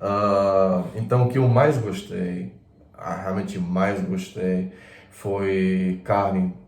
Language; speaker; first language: Portuguese; non-native, fluent; Croatian